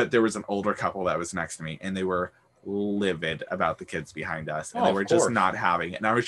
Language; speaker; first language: English; native; English